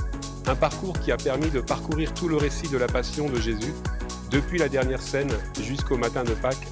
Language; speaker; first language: French; native; French